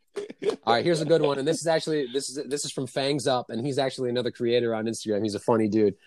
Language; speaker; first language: English; native; English